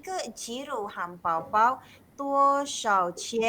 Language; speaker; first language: Chinese; non-native, local second language; Malay